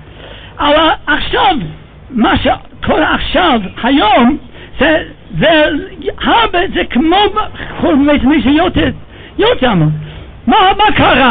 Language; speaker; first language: Hebrew; non-native, fluent; English